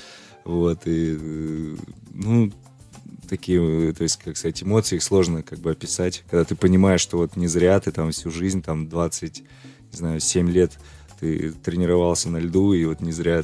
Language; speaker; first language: Russian; native; Russian